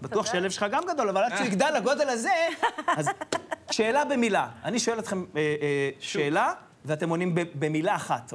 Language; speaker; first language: Hebrew; native; Hebrew